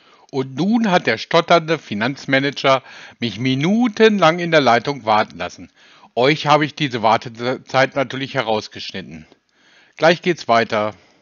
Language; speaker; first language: German; native; German